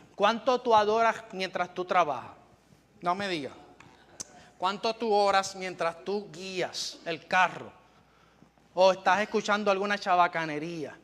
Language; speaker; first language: Spanish; native; Spanish